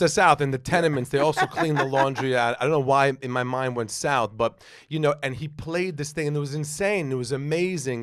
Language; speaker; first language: English; native; English